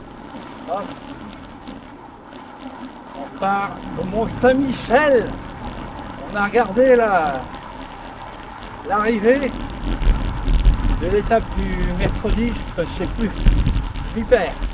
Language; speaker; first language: French; native; French